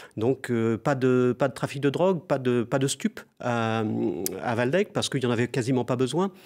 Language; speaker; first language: French; native; French